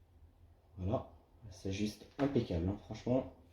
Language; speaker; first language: French; native; French